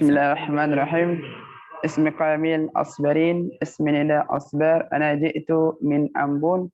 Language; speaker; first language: Arabic; non-native, fluent; Indonesian